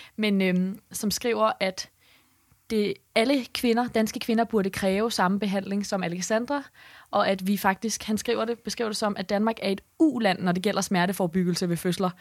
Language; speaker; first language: Danish; native; Danish